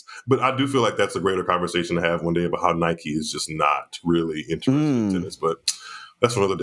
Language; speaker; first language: English; native; English